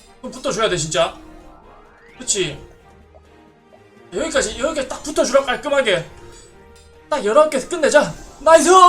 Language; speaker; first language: Korean; native; Korean